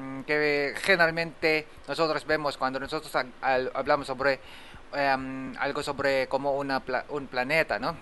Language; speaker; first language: Spanish; non-native, fluent; Japanese